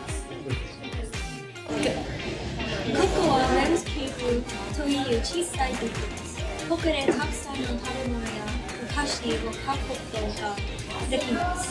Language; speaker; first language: Japanese; non-native, learner; English